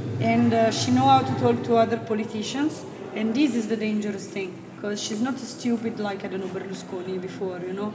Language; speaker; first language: English; non-native, fluent; Italian